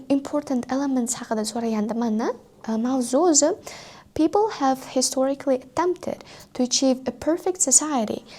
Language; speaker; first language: English; non-native, fluent; Uzbek